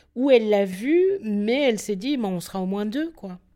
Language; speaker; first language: French; native; French